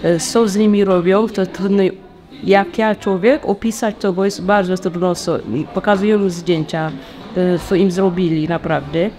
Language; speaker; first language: Polish; non-native, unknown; Tigrinya